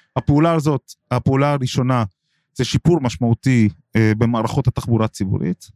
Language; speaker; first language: Hebrew; non-native, local second language; Arabic